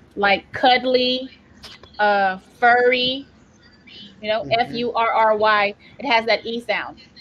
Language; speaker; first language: English; native; English